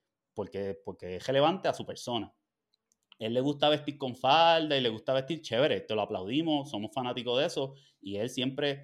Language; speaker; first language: Spanish; native; Spanish